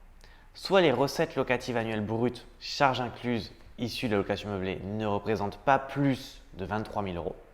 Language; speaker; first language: French; native; French